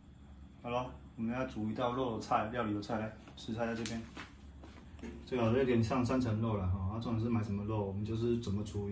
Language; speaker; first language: Chinese; native; Chinese